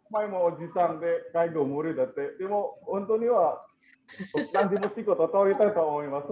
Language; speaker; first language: Japanese; non-native, learner; Indonesian